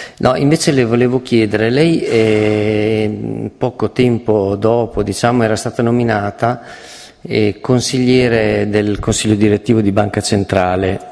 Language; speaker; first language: Italian; native; Italian